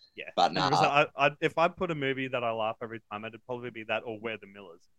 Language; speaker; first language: English; native; English